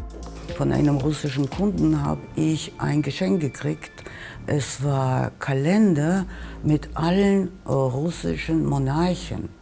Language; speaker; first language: German; non-native, fluent; Russian